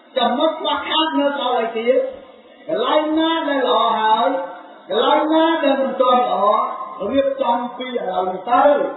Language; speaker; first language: Khmer; native; Khmer